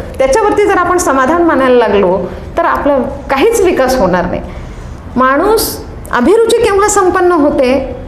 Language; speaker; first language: Marathi; native; Marathi